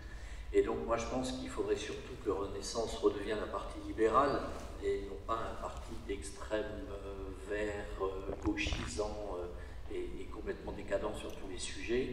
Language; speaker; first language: French; native; French